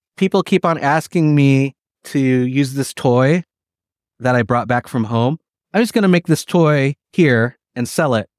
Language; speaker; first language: English; early bilingual, other home language; Filipino